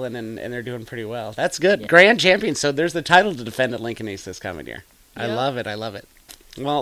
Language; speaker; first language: English; native; English